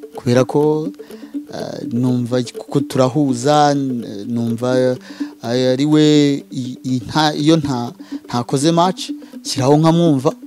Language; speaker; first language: Kinyarwanda; native; Kinyarwanda